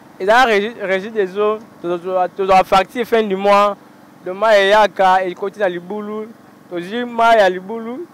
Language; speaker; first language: Lingala; native; Lingala